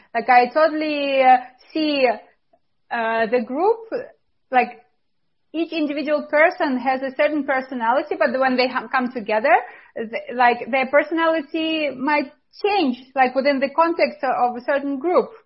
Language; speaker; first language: English; non-native, fluent; Russian